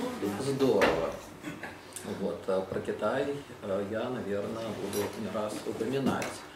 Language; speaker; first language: Russian; native; Russian